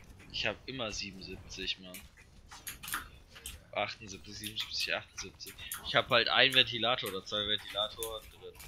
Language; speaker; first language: German; native; German